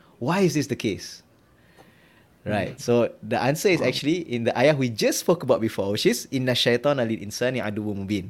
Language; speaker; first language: English; non-native, local second language; Malay